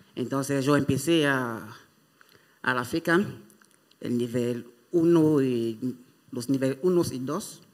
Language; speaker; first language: Spanish; non-native, fluent; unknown